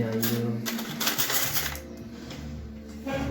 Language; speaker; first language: Italian; non-native, learner; Urdu